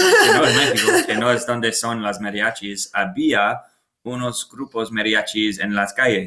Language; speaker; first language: Spanish; non-native, learner; English